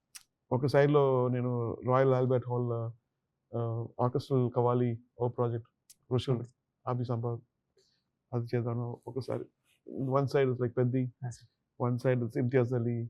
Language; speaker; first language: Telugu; non-native, learner; Tamil